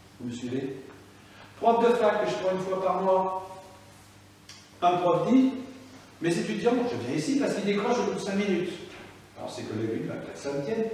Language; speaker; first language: French; native; French